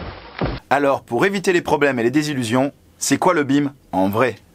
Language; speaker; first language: French; native; French